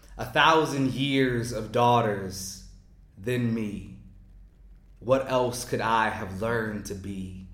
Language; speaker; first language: English; native; English